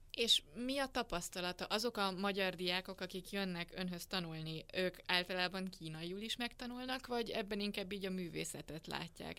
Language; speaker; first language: Hungarian; native; Hungarian